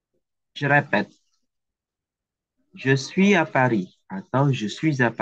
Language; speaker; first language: French; non-native, fluent; Indonesian